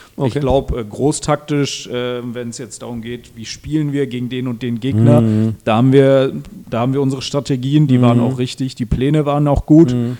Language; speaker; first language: German; native; German